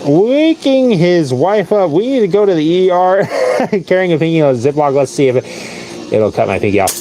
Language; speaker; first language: English; native; English